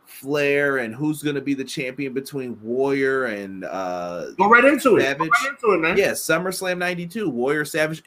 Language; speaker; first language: English; native; English